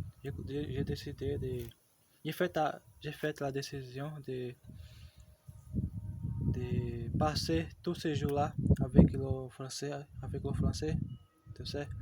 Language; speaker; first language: French; non-native, learner; Portuguese